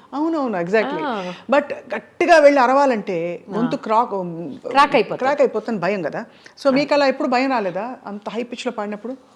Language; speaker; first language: Telugu; native; Telugu